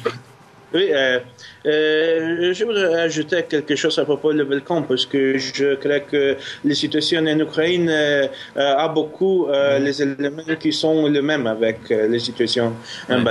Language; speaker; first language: French; non-native, fluent; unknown